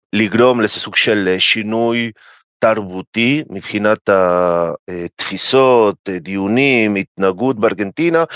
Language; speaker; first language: Hebrew; non-native, fluent; Spanish